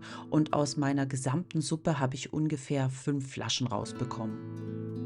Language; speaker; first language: German; native; German